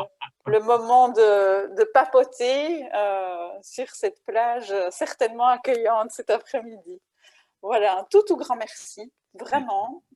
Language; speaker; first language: French; native; French